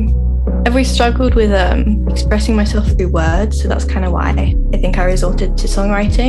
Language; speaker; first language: English; native; English